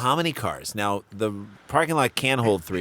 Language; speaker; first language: English; native; English